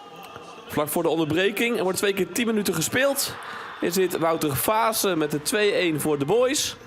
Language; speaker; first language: Dutch; native; Dutch